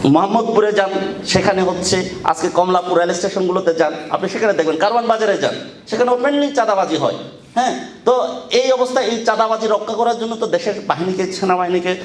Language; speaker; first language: Bangla; non-native, local second language; Chakma